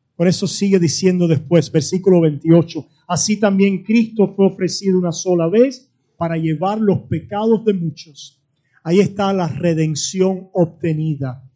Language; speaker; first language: Spanish; native; Spanish